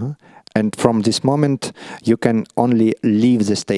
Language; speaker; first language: English; non-native, learner; Russian